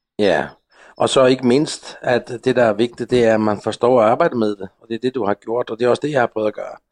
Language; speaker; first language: Danish; non-native, local second language; Faroese